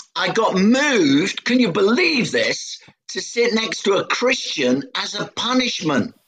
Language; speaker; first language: English; native; English